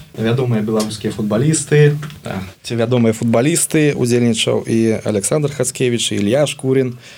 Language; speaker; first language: Belarusian; non-native, local second language; Russian